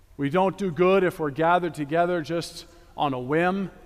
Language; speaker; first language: English; native; English